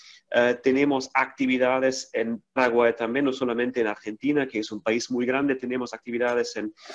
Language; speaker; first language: Spanish; non-native, fluent; German